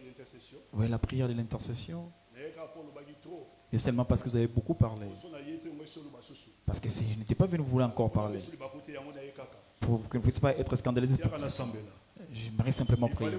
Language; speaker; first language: French; non-native, local second language; Lingala